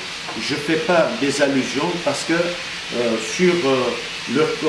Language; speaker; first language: French; non-native, fluent; Armenian